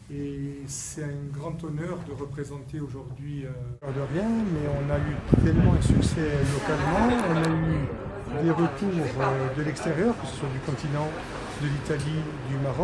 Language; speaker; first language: French; native; French